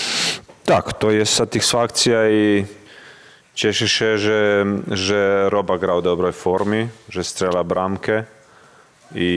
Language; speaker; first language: Polish; non-native, learner; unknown